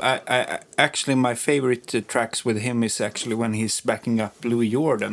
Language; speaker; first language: English; non-native, fluent; Swedish